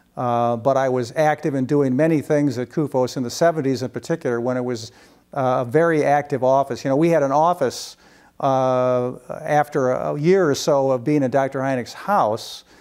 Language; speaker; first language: English; native; English